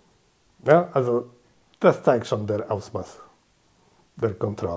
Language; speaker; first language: German; non-native, fluent; Polish